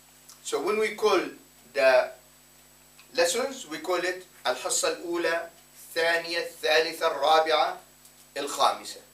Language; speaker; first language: Arabic; non-native, fluent; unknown